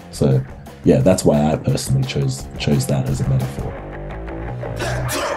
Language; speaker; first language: English; native; English